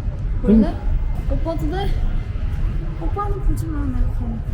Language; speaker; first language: Korean; non-native, fluent; Persian